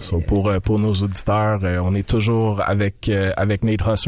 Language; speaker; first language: French; native; French